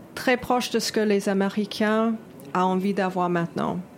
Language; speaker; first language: French; non-native, fluent; English